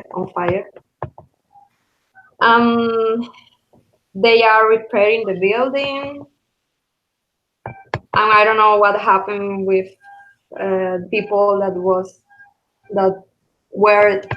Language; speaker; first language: English; non-native, learner; Spanish